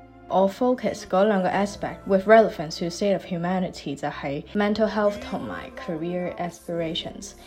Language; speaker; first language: English; non-native, local second language; Cantonese